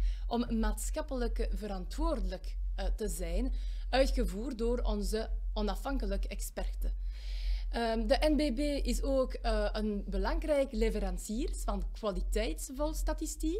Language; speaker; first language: Dutch; non-native, local second language; French